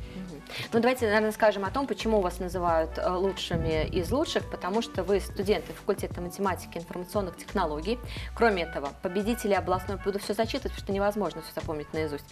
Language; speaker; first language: Russian; native; Russian